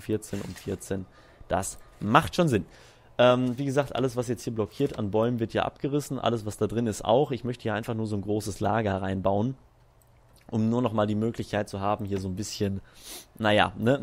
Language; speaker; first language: German; native; German